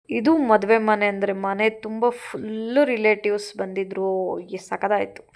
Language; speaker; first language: Kannada; non-native, local second language; Telugu